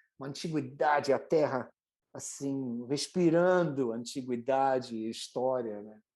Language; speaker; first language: Portuguese; non-native, fluent; English